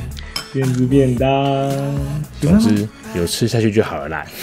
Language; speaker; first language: Chinese; native; Chinese